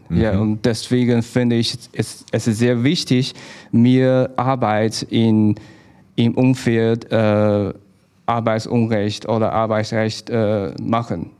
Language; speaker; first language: German; non-native, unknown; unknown